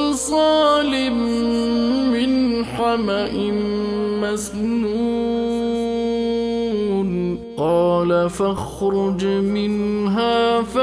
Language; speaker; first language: Arabic; native; Arabic